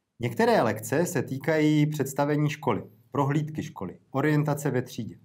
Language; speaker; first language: Czech; native; Czech